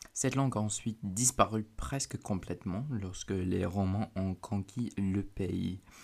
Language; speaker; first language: French; non-native, fluent; English